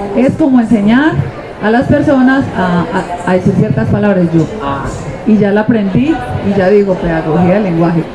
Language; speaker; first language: Spanish; native; Spanish